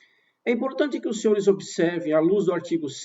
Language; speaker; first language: Portuguese; native; Portuguese